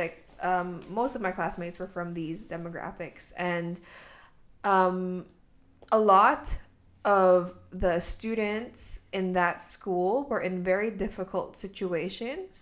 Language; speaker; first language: English; native; English